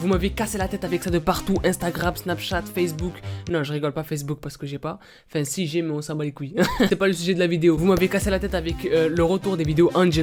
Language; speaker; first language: French; native; French